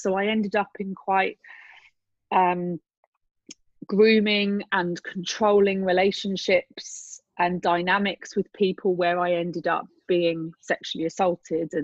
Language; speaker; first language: English; native; English